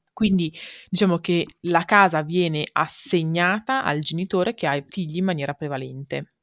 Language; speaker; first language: Italian; native; Italian